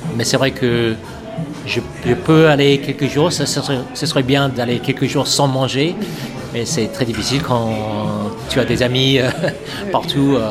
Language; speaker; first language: French; non-native, fluent; English